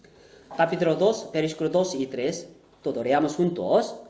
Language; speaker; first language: Spanish; non-native, fluent; Korean